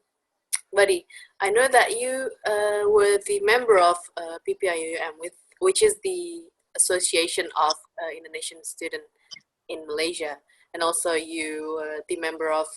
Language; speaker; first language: English; non-native, fluent; Indonesian